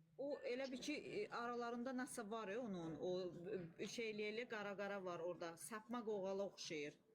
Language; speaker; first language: Azerbaijani; native; Azerbaijani